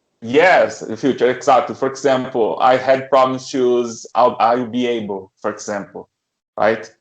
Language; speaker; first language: English; non-native, learner; Portuguese